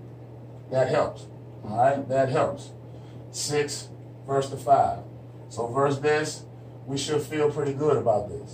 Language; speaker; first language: English; native; English